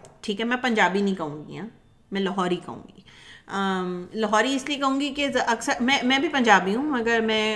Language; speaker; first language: Urdu; native; Urdu